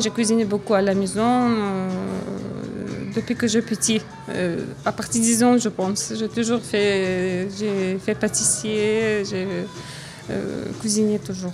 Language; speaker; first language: French; non-native, learner; Avaric